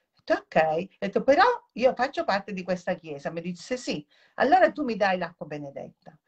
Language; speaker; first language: Italian; native; Italian